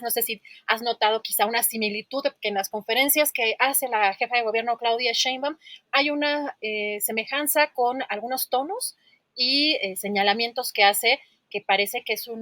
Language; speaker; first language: Spanish; native; Spanish